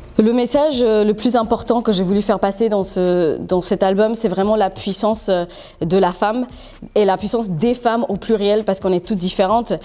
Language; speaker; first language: French; non-native, fluent; English